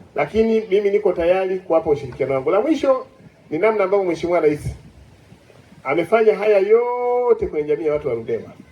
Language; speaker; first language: Swahili; native; Swahili